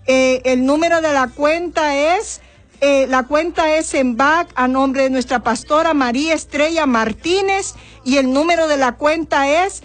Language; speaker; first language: Spanish; native; Spanish